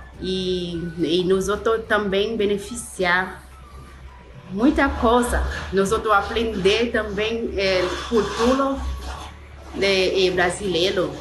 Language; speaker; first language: Portuguese; non-native, learner; Haitian Creole